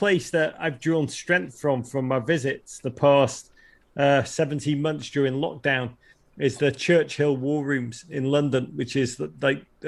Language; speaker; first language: English; native; English